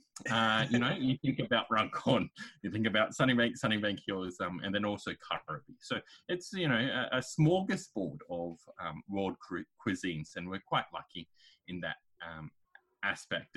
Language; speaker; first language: English; native; English